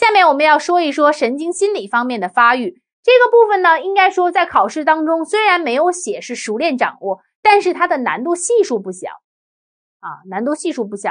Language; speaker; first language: Chinese; native; Chinese